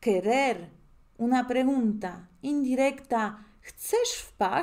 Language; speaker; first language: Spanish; non-native, fluent; Polish